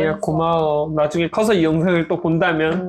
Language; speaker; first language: Korean; native; Korean